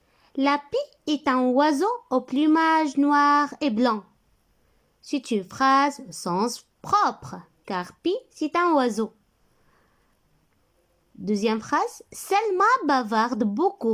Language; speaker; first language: French; non-native, local second language; Arabic